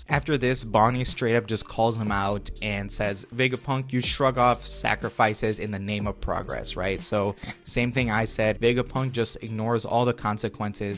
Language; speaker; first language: English; native; English